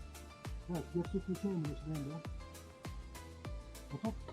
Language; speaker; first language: Russian; native; Russian